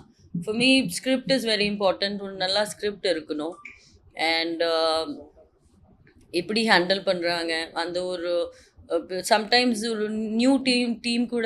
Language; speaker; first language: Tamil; non-native, fluent; Hindi